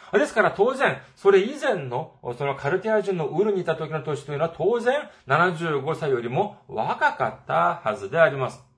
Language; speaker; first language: Japanese; non-native, fluent; Korean